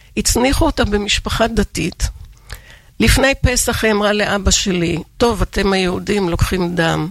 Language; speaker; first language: Hebrew; early bilingual, other home language; Yiddish